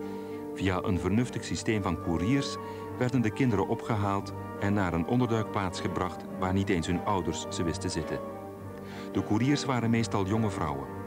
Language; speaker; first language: Dutch; native; Dutch